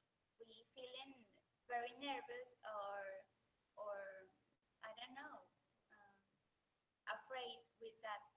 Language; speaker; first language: English; non-native, learner; Spanish